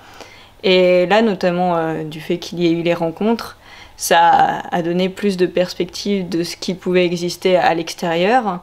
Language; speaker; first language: French; native; French